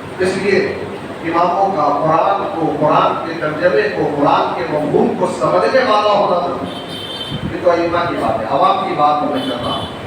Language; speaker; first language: Urdu; native; Urdu